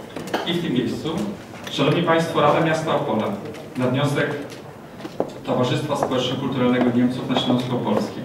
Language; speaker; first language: Polish; native; Polish